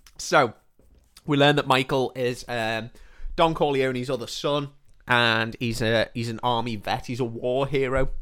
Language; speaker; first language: English; native; English